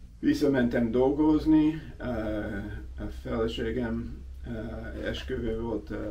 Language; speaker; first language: Hungarian; non-native, learner; English